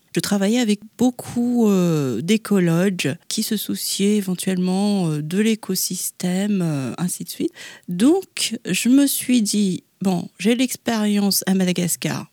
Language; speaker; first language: French; non-native, local second language; Malagasy